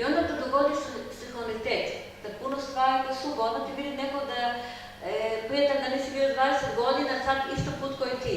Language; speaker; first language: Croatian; non-native, learner; Hebrew